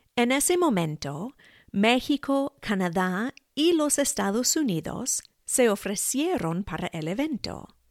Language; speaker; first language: Spanish; non-native, fluent; English